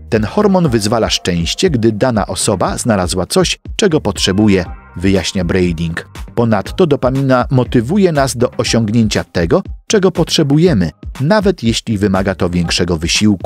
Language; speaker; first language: Polish; native; Polish